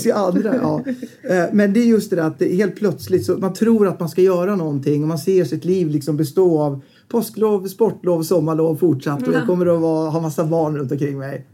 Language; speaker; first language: Swedish; native; Swedish